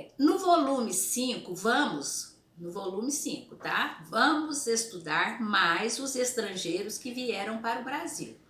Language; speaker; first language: Portuguese; native; Portuguese